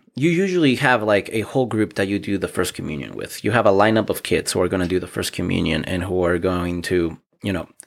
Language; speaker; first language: English; early bilingual, other home language; Spanish